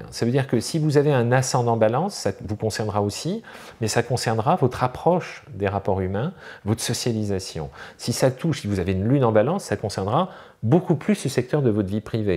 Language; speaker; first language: French; native; French